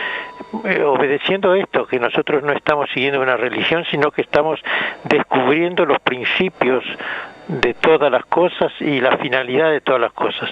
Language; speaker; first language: Spanish; native; Spanish